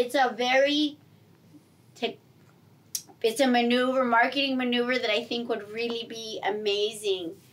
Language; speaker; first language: English; early bilingual, other home language; Spanish